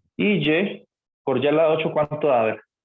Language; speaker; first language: Spanish; native; Spanish